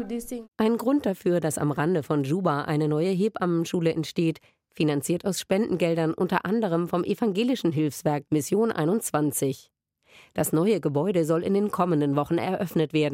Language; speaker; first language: German; native; German